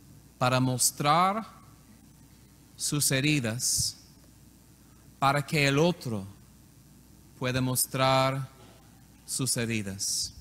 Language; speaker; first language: Spanish; non-native, learner; English